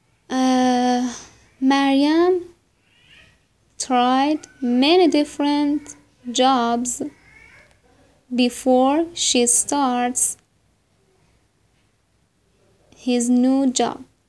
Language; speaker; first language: English; non-native, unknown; Persian